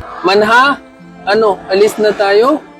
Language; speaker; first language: Filipino; non-native, local second language; Cebuano